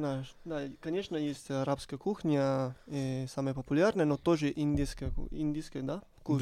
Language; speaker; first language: Russian; non-native, learner; Italian